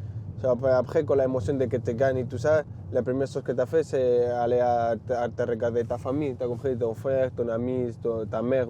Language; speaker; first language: French; non-native, learner; Spanish